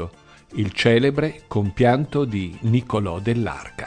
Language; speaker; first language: Italian; native; Italian